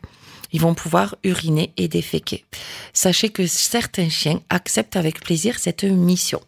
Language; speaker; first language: French; native; French